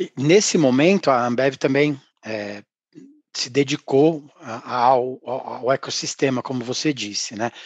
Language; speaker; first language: Portuguese; native; Portuguese